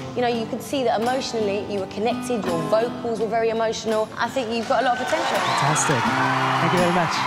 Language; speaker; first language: English; native; English